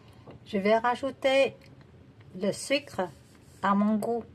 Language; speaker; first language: French; non-native, learner; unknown